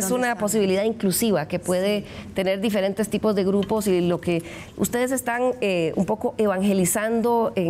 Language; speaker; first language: Spanish; native; Spanish